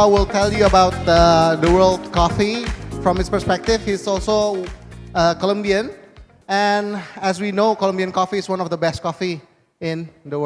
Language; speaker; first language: English; non-native, fluent; Indonesian